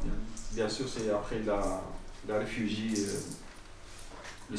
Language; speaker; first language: French; non-native, learner; Arabic